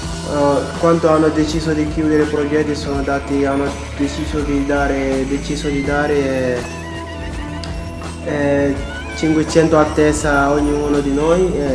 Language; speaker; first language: Italian; non-native, learner; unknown